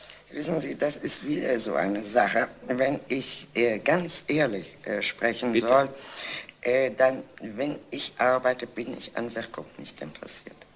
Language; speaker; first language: German; native; German